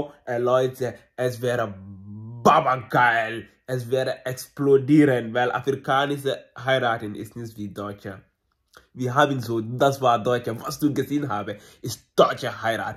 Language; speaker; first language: German; non-native, learner; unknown